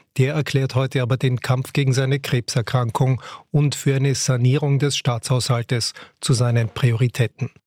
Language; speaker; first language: German; native; German